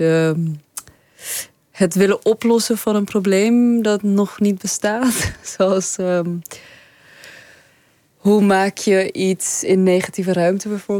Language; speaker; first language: Dutch; early bilingual, other home language; Persian